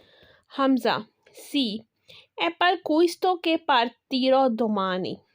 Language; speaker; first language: Italian; non-native, fluent; Urdu